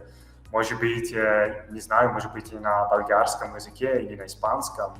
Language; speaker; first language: Russian; non-native, fluent; Italian